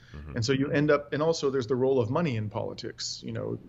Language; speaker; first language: English; native; English